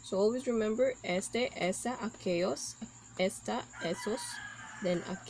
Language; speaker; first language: Spanish; non-native, learner; Cebuano